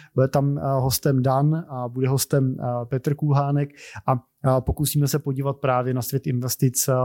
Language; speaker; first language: Czech; native; Czech